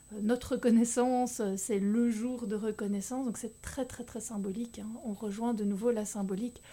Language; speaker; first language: French; native; French